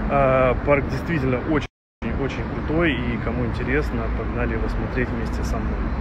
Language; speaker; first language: Russian; native; Russian